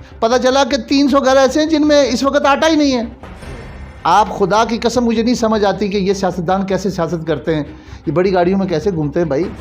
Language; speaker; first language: Urdu; non-native, local second language; Pahari-Potwari